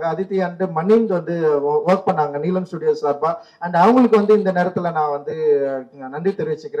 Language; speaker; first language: Tamil; native; Tamil